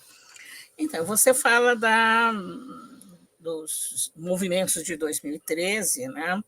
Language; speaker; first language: Portuguese; native; Portuguese